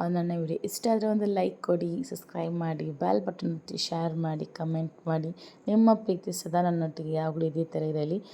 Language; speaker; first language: Kannada; non-native, local second language; Urdu